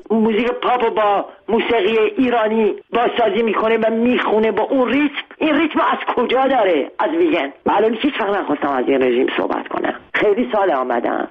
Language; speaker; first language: Persian; non-native, local second language; Armenian